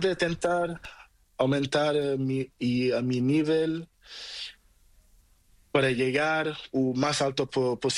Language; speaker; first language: Spanish; non-native, learner; Portuguese